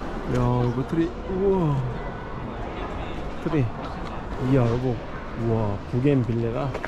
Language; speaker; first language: Korean; native; Korean